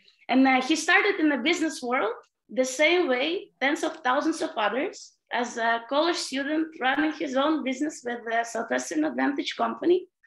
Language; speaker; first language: English; non-native, fluent; Latvian